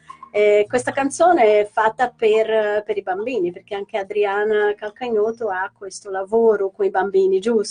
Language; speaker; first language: Italian; non-native, fluent; Portuguese